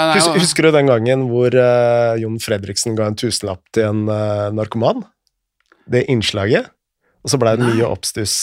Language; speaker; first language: Norwegian; native; Norwegian